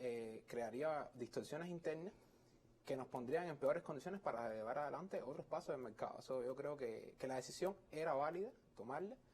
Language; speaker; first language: Spanish; native; Spanish